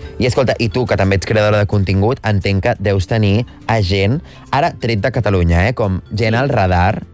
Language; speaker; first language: Catalan; native; Catalan